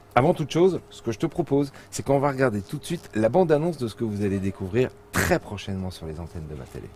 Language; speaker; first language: French; native; French